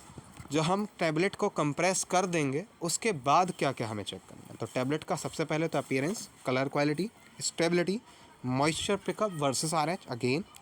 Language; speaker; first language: Hindi; native; Hindi